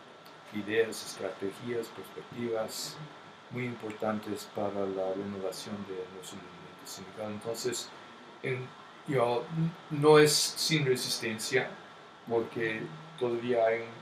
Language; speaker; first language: Spanish; non-native, fluent; English